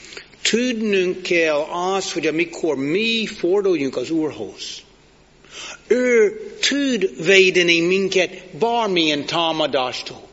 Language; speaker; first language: Hungarian; non-native, learner; English